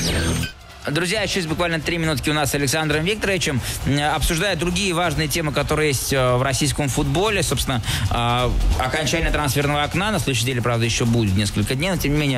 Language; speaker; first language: Russian; native; Russian